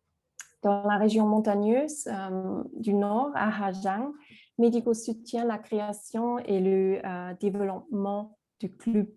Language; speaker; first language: French; non-native, fluent; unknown